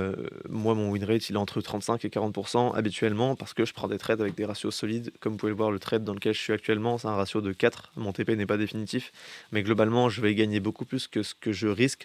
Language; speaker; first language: French; native; French